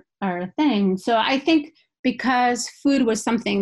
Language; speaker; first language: English; non-native, fluent; Spanish